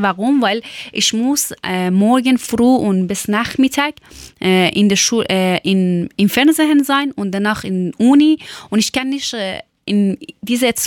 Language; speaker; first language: German; non-native, learner; Persian